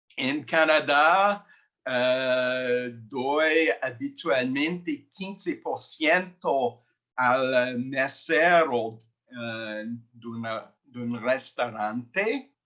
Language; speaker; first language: Spanish; non-native, learner; English